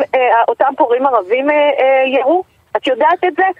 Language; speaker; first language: Hebrew; native; Hebrew